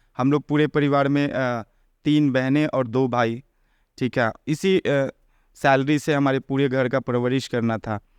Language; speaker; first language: Hindi; native; Hindi